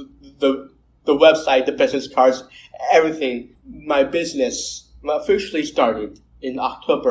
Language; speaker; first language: English; native; English